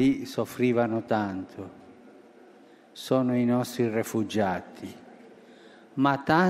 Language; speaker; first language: Italian; non-native, fluent; Spanish